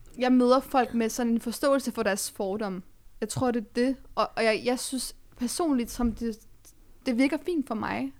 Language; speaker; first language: Danish; early bilingual, other home language; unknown